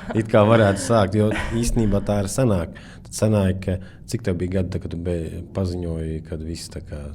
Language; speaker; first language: Latvian; native; Latvian